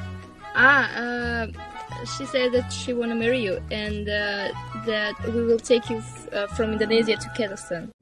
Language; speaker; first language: English; non-native, learner; Russian